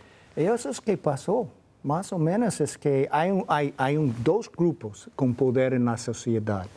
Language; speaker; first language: Spanish; non-native, fluent; English